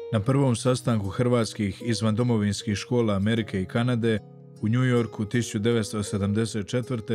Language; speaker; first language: Croatian; native; Croatian